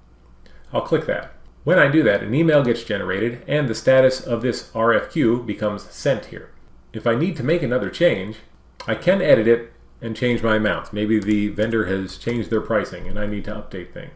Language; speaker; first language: English; native; English